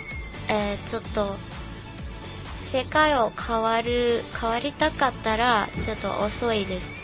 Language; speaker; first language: Japanese; non-native, learner; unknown